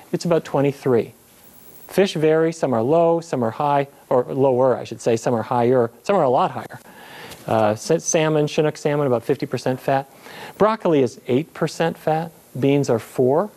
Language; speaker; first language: English; native; English